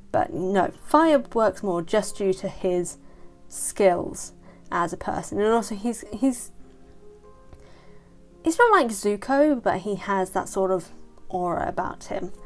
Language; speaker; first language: English; native; English